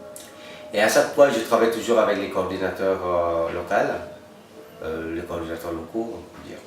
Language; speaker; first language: French; non-native, fluent; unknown